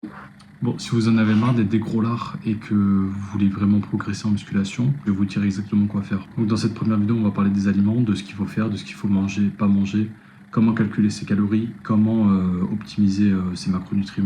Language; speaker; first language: French; native; French